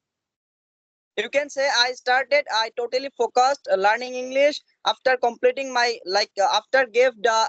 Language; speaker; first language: English; non-native, learner; Assamese